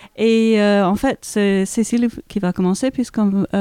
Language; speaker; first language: French; native; French